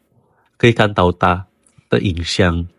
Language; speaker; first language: Chinese; non-native, learner; Indonesian